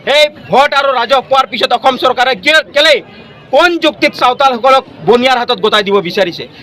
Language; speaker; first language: Assamese; non-native, local second language; Santali